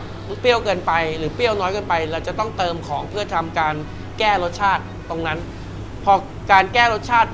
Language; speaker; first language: Thai; native; Thai